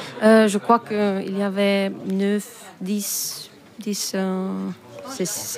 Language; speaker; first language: French; non-native, fluent; Finnish